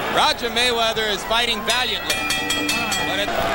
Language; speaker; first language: English; native; English